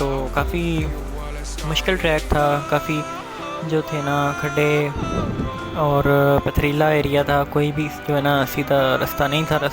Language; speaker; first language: Urdu; native; Urdu